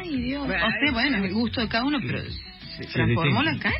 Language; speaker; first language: Spanish; native; Spanish